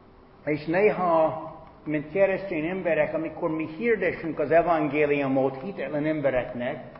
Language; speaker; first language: Hungarian; non-native, fluent; English